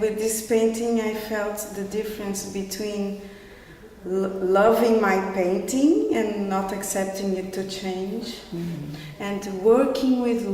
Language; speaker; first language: English; non-native, fluent; Portuguese